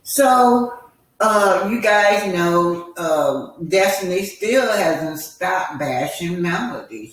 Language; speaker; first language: English; native; English